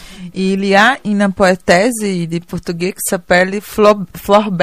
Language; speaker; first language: French; non-native, learner; Portuguese